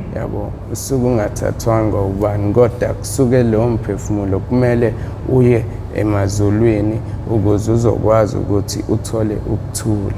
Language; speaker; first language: Zulu; native; Zulu